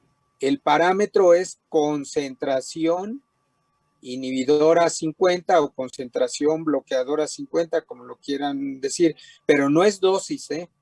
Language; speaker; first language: Spanish; native; Spanish